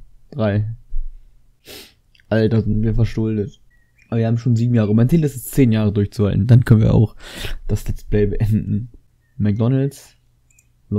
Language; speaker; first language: German; native; German